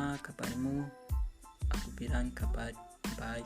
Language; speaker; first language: Indonesian; non-native, fluent; Kinyarwanda